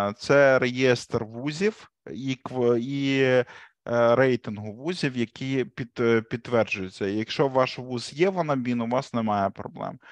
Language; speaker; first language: Ukrainian; native; Ukrainian